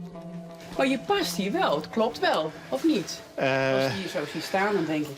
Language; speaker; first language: Dutch; native; Dutch